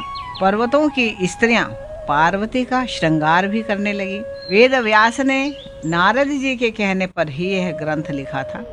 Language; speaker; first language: Hindi; native; Hindi